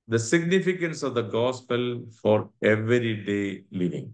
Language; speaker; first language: English; non-native, local second language; Malayalam